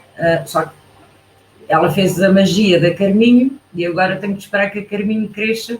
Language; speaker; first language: Portuguese; native; Portuguese